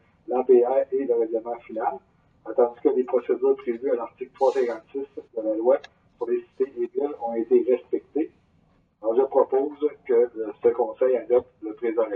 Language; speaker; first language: French; native; French